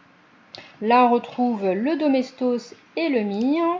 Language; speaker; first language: French; native; French